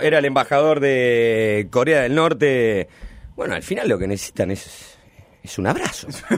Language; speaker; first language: Spanish; native; Spanish